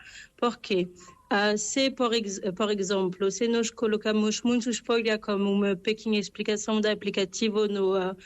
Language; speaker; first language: Portuguese; non-native, fluent; French